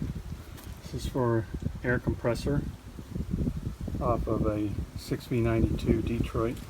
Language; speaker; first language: English; native; English